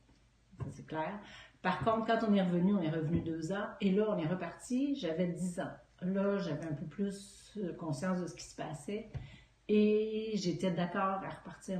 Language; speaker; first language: French; native; French